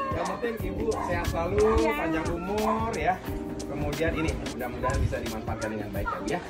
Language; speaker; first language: Indonesian; native; Indonesian